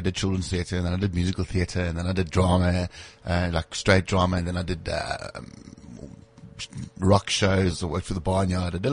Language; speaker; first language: English; native; English